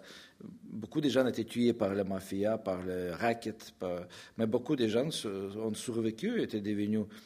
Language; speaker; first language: French; non-native, fluent; Russian